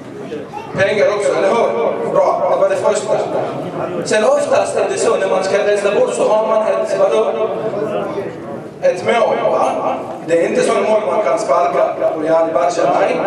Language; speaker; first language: Swedish; early bilingual, other home language; Arabic